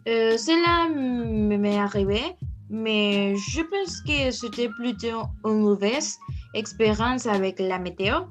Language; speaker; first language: French; non-native, learner; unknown